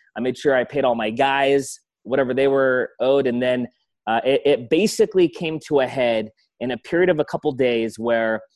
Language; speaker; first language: English; early bilingual, other home language; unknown